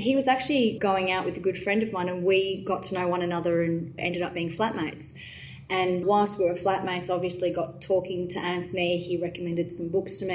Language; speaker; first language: English; native; English